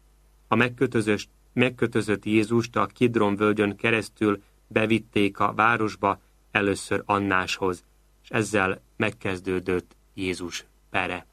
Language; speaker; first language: Hungarian; native; Hungarian